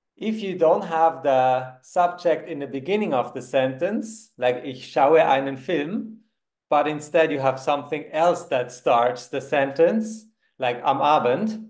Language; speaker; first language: English; non-native, fluent; German